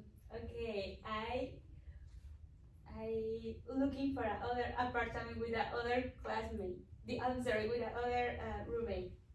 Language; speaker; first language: English; non-native, learner; Spanish